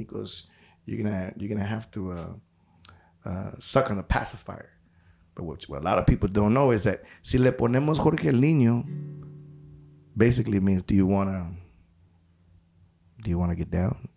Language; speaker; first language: English; early bilingual, other home language; Spanish